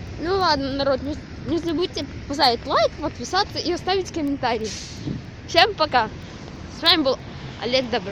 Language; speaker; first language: Russian; non-native, local second language; Ukrainian